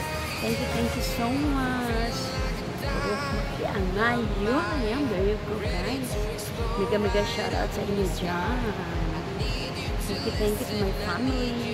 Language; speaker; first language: English; non-native, learner; Filipino